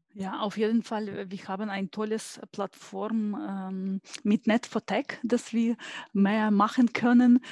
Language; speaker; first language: German; non-native, fluent; Ukrainian